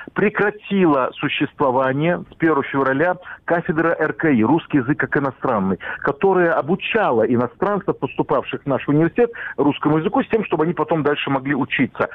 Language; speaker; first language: Russian; native; Russian